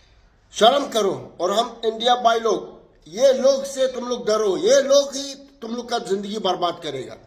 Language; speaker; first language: Hindi; non-native, learner; Arabic